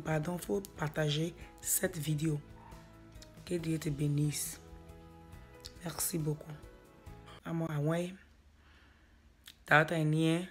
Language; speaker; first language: French; non-native, learner; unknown